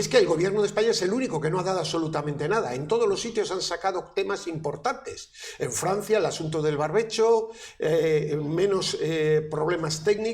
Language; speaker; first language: Spanish; native; Spanish